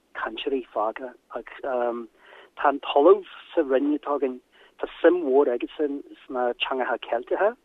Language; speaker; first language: Irish; non-native, learner; German